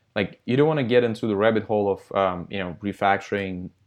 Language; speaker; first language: English; non-native, fluent; Russian